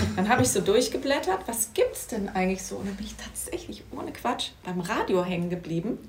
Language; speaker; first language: German; native; German